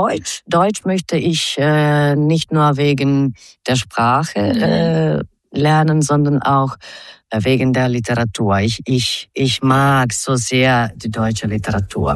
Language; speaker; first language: German; non-native, fluent; Croatian